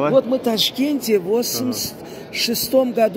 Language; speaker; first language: Russian; non-native, local second language; Uzbek